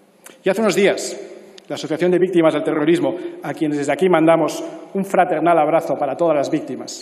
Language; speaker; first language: Spanish; native; Spanish